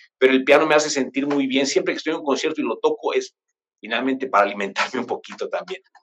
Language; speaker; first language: Spanish; native; Spanish